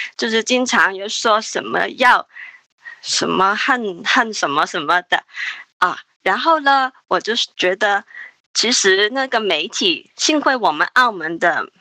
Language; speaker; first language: Chinese; non-native, local second language; Cantonese